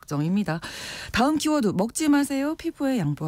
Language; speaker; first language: Korean; native; Korean